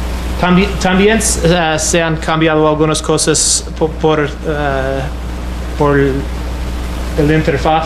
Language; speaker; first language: Spanish; non-native, fluent; English